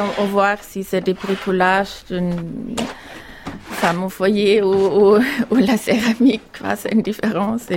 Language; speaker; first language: French; non-native, fluent; German